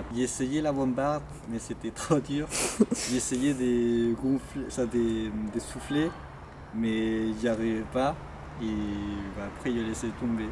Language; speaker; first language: French; non-native, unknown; Spanish